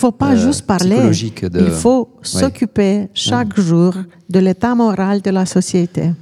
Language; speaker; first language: French; non-native, fluent; Romanian